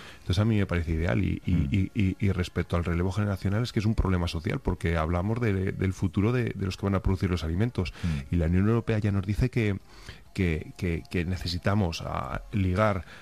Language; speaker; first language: Spanish; native; Spanish